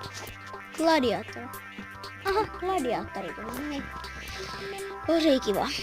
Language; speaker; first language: Finnish; native; Finnish